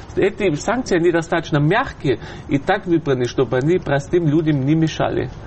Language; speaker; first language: Russian; non-native, fluent; German